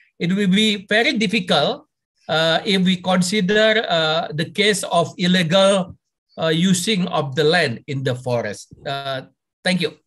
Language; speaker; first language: English; non-native, fluent; Indonesian